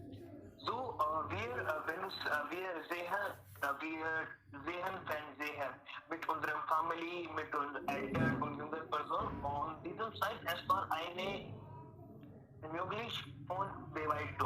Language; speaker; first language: German; non-native, learner; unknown